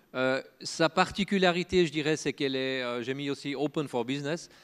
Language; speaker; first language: French; native; French